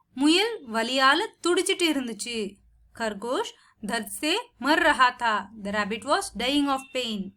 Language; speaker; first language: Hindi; non-native, local second language; Tamil